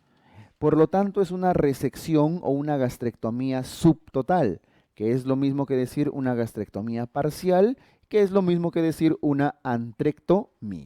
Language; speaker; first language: Spanish; native; Spanish